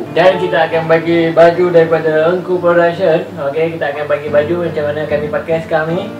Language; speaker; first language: Malay; native; Malay